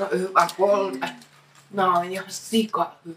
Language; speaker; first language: Finnish; native; Finnish